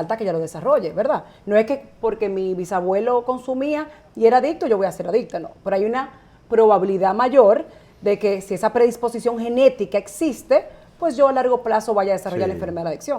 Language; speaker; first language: Spanish; native; Spanish